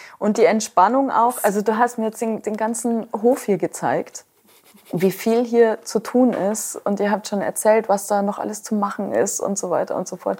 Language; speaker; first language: German; native; German